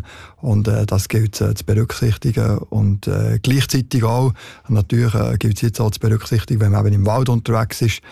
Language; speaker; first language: German; native; German